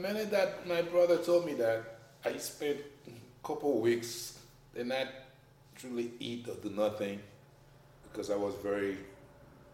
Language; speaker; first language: English; non-native, fluent; Haitian Creole